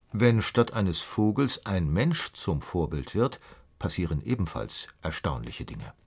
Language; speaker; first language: German; native; German